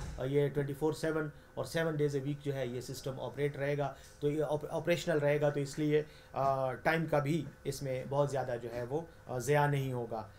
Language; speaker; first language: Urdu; non-native, local second language; Pashto